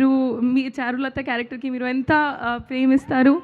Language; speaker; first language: Telugu; non-native, learner; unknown